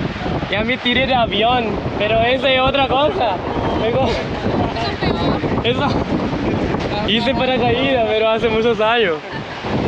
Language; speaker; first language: Spanish; non-native, learner; Thai